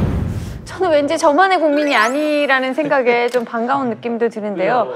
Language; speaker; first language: Korean; native; Korean